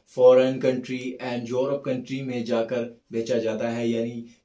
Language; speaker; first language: Urdu; non-native, fluent; Persian